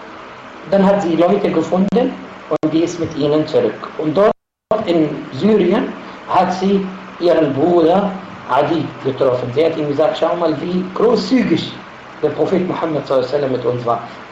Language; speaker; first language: German; non-native, fluent; Arabic